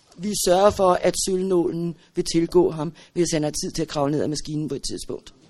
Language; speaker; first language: Danish; native; Danish